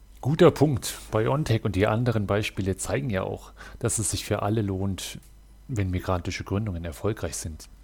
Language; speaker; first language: German; native; German